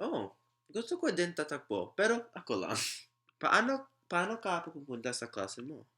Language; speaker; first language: Filipino; non-native, learner; English